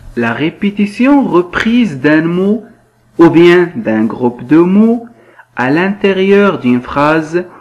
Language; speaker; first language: French; non-native, local second language; Arabic